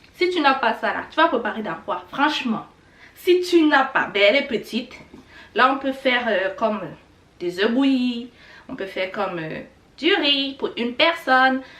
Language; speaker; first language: French; non-native, local second language; Kinyarwanda